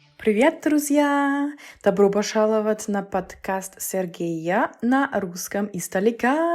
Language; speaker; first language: Russian; non-native, learner; German